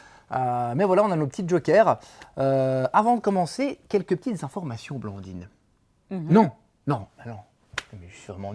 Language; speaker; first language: French; native; French